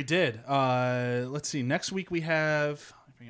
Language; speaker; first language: English; native; English